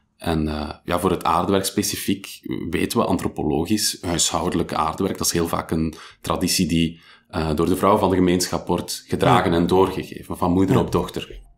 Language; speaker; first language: Dutch; native; Dutch